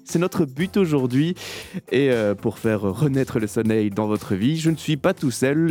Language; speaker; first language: French; native; French